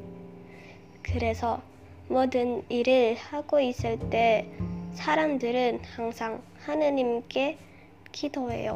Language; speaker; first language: Korean; non-native, learner; Indonesian